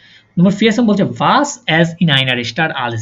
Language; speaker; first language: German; non-native, fluent; Bangla